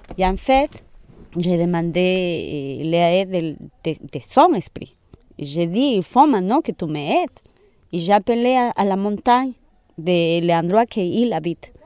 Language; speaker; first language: French; non-native, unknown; Spanish